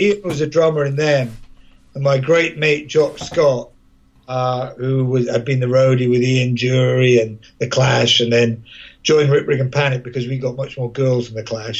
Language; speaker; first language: English; native; English